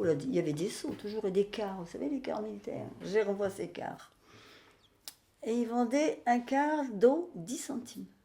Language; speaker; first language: French; native; French